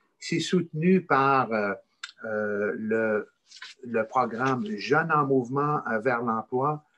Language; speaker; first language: French; native; French